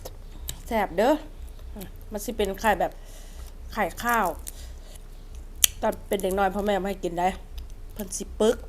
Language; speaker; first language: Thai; non-native, local second language; Northeastern Thai